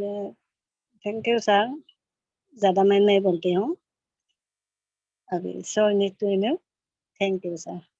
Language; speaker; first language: Hindi; non-native, local second language; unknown